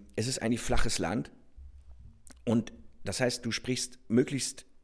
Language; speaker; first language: German; native; German